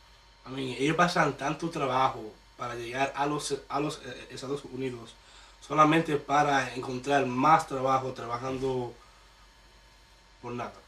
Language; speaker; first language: Spanish; early bilingual, heritage; Spanish